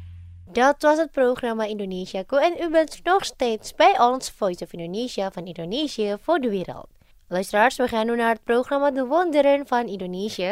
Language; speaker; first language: Dutch; non-native, fluent; Indonesian